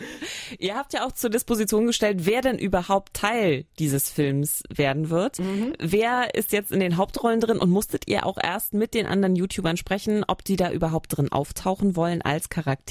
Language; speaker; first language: German; native; German